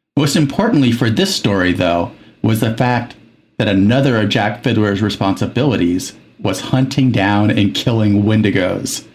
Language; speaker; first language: English; early bilingual, other home language; Spanish